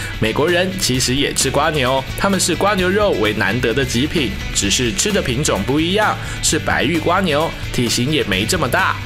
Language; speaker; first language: Chinese; native; Chinese